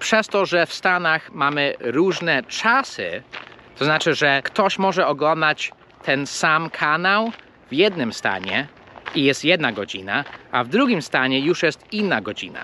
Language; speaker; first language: Polish; non-native, fluent; English